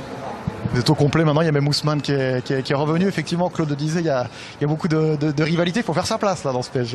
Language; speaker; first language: French; native; French